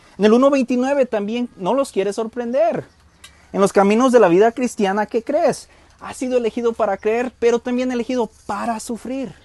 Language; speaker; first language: Spanish; early bilingual, heritage; Spanish